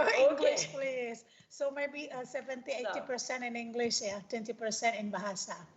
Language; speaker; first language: English; non-native, fluent; Indonesian